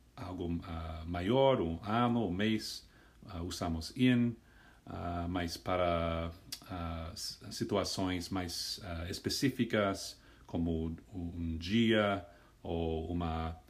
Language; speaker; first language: Portuguese; non-native, learner; English